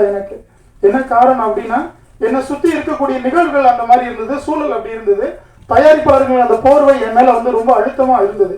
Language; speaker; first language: Tamil; native; Tamil